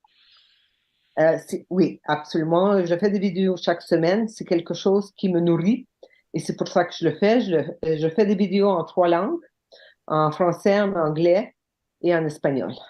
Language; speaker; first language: French; non-native, local second language; English